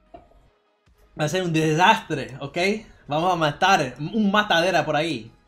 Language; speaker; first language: Spanish; non-native, learner; English